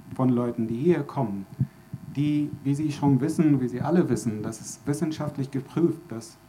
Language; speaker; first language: German; non-native, fluent; Arabic